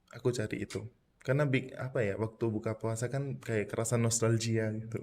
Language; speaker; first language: Indonesian; non-native, fluent; Punjabi